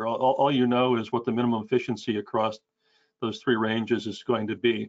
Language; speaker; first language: English; native; English